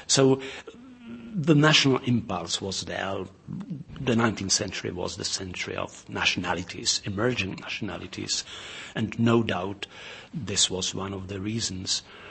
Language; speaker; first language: English; non-native, fluent; Czech